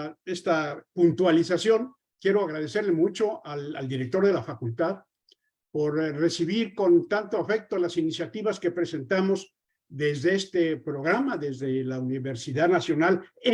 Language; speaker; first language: Spanish; native; Spanish